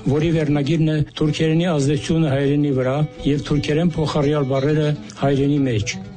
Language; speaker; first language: Armenian; non-native, fluent; Azerbaijani